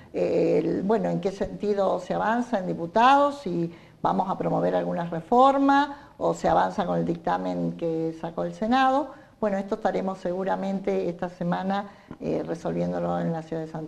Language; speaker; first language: Spanish; native; Spanish